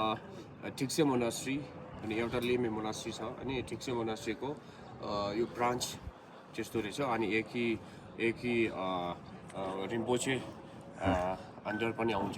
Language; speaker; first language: Nepali; non-native, learner; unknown